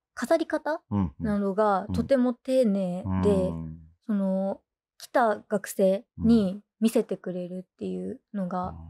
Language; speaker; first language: Japanese; native; Japanese